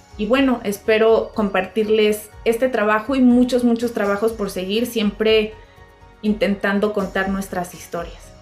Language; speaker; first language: Spanish; native; Spanish